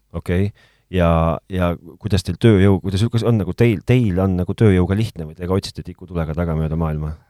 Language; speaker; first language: Estonian; native; Estonian